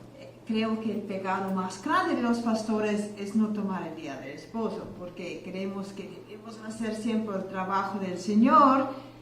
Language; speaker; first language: Spanish; non-native, learner; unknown